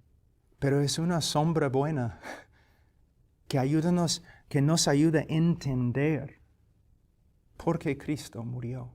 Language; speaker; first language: Spanish; non-native, fluent; English